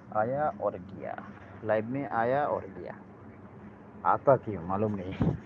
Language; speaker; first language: Hindi; non-native, learner; Bangla